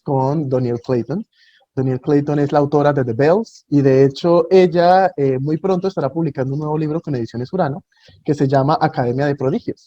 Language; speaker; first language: Spanish; native; Spanish